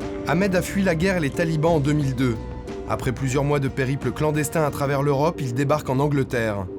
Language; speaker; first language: French; native; French